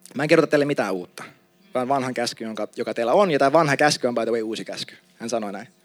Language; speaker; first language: Finnish; native; Finnish